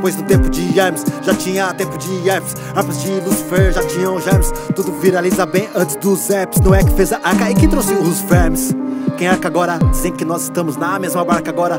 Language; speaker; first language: Portuguese; native; Portuguese